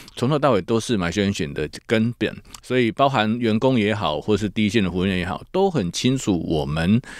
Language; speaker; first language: Chinese; native; Chinese